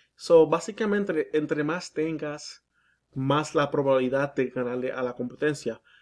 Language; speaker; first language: Spanish; early bilingual, heritage; Spanish